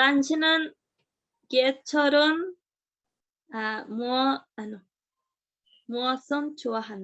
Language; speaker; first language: Korean; non-native, learner; Spanish